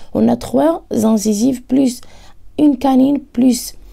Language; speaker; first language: French; non-native, local second language; Arabic